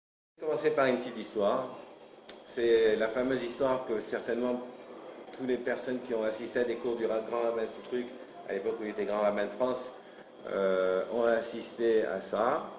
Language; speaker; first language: French; native; French